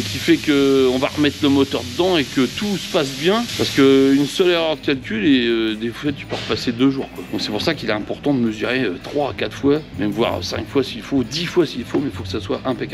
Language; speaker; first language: French; native; French